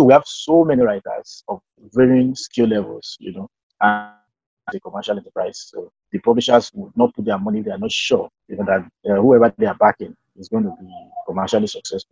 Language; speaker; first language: English; non-native, local second language; Yoruba